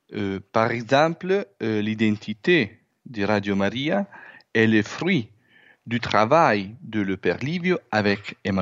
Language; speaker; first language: French; non-native, fluent; Italian